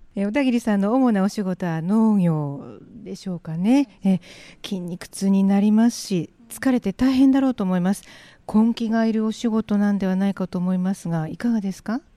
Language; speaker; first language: Japanese; native; Japanese